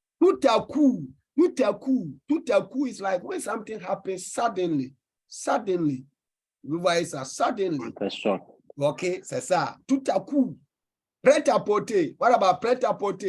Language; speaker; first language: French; non-native, fluent; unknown